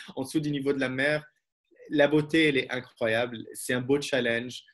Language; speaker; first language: French; non-native, local second language; Arabic